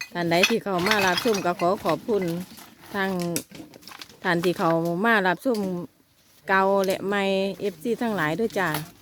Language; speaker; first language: Thai; native; Thai